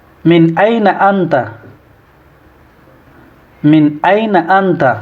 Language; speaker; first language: Arabic; non-native, fluent; Pashto